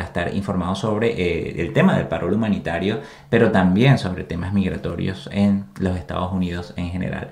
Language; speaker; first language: Spanish; native; Spanish